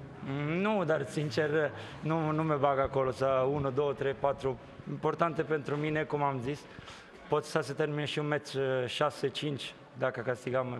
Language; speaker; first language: Romanian; non-native, fluent; Italian